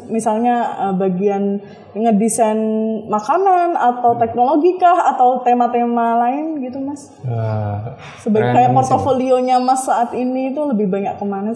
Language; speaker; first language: Indonesian; native; Indonesian